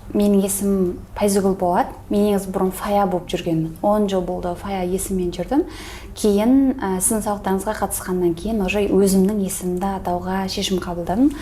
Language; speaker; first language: Kazakh; early bilingual, heritage; Kazakh